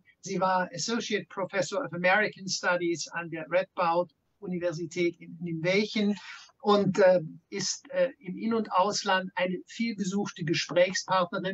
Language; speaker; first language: German; native; German